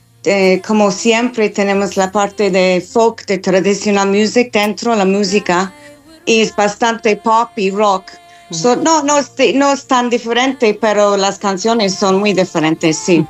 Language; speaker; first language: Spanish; non-native, fluent; English